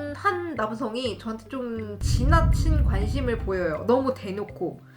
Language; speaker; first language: Korean; native; Korean